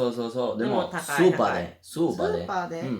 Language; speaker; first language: Japanese; non-native, learner; Spanish